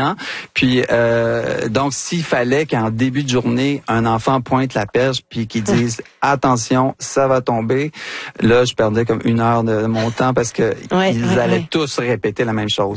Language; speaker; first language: French; native; French